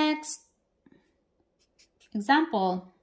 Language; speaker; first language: English; non-native, local second language; Filipino